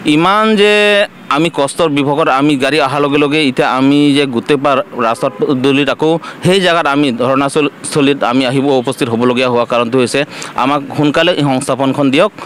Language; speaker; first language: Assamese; native; Assamese